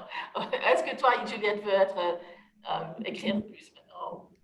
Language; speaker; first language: French; non-native, fluent; English